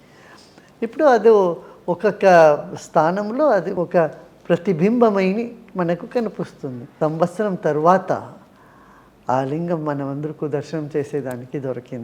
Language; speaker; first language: Telugu; non-native, local second language; Tamil